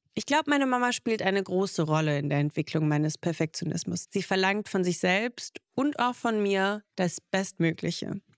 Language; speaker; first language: German; early bilingual, other home language; Russian